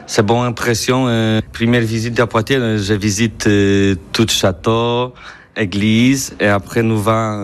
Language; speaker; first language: French; non-native, learner; Polish